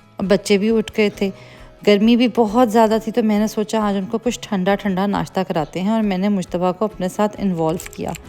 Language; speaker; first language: Urdu; native; Urdu